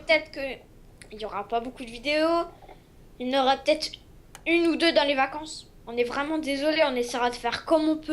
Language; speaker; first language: French; native; French